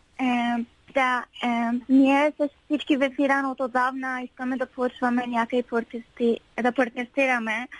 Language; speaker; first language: Bulgarian; non-native, learner; Persian